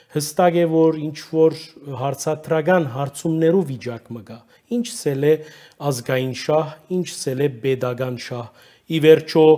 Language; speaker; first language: Armenian; early bilingual, heritage; Armenian